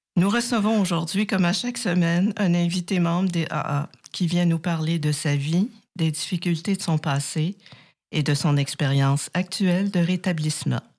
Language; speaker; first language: French; native; French